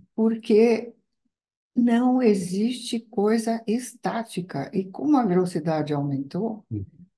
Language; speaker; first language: Portuguese; non-native, fluent; Italian